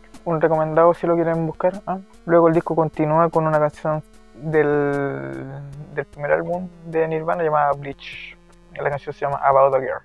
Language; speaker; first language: Spanish; native; Spanish